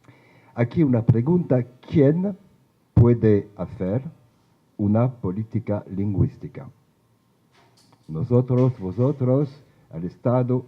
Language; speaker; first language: Spanish; non-native, fluent; French